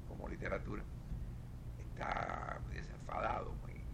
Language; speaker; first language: Spanish; native; Spanish